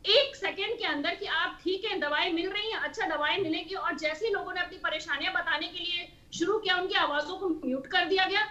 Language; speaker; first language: Hindi; native; Hindi